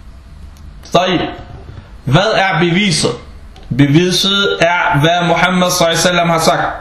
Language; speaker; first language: Danish; early bilingual, other home language; Arabic